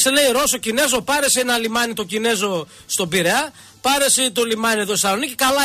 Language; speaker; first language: Greek; native; Greek